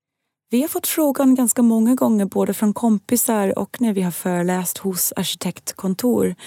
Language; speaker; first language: Swedish; non-native, fluent; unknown